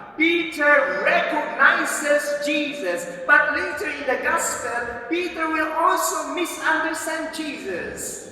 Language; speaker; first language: English; non-native, local second language; Filipino